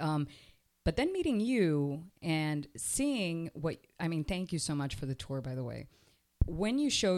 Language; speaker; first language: English; native; English